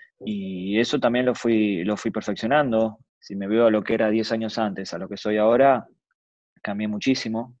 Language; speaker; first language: Spanish; native; Spanish